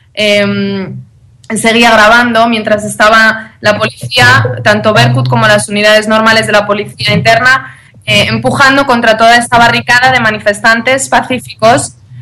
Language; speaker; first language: Spanish; native; Spanish